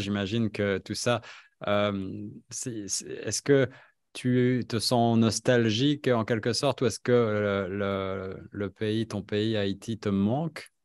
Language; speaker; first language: French; native; French